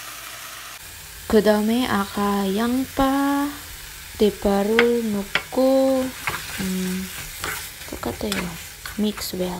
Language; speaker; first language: Korean; non-native, learner; Filipino